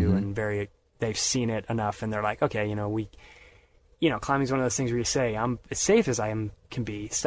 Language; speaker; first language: English; native; English